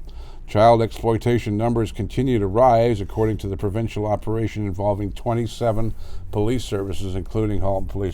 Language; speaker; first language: English; native; English